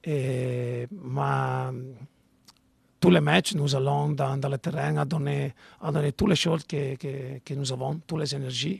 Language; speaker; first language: French; non-native, learner; Italian